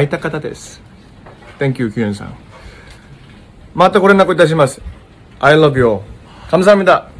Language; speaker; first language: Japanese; non-native, learner; Korean